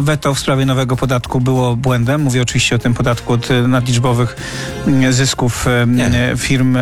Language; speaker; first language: Polish; native; Polish